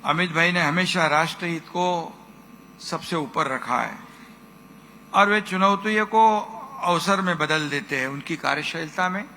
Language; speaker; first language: Hindi; non-native, local second language; Marathi